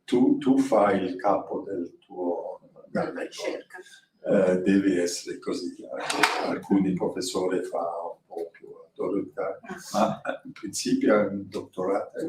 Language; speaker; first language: Italian; non-native, learner; French